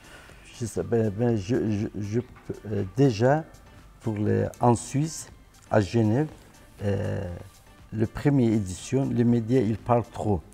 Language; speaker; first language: French; non-native, learner; Turkish